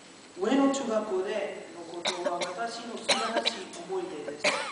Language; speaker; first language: Japanese; non-native, learner; Portuguese